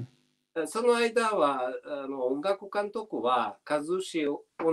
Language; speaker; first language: Japanese; non-native, learner; Russian